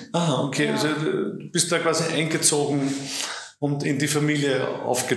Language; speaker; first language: German; native; German